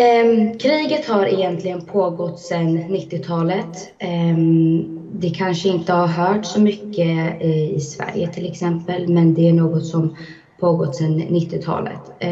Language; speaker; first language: Swedish; early bilingual, other home language; Azerbaijani